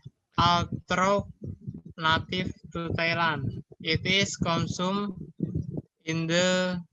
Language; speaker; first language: English; non-native, learner; Indonesian